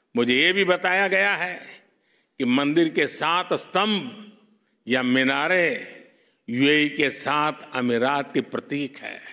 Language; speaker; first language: Hindi; non-native, local second language; Gujarati